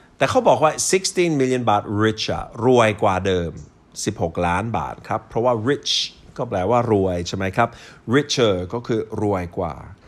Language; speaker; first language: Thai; non-native, fluent; English